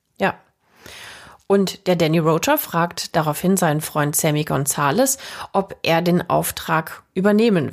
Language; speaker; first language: German; native; German